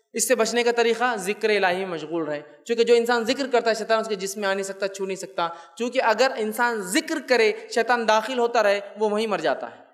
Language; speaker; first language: Urdu; native; Urdu